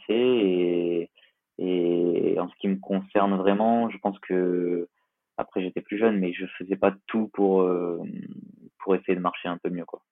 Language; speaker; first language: French; native; French